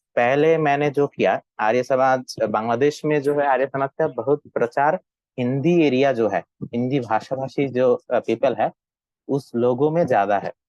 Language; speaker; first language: Hindi; non-native, fluent; Bangla